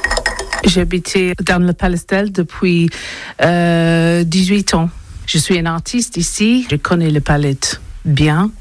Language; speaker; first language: French; non-native, learner; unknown